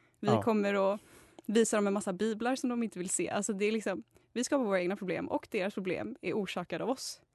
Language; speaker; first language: Swedish; native; Swedish